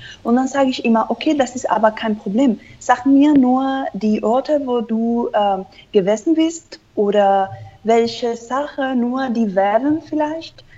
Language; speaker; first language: German; non-native, fluent; Spanish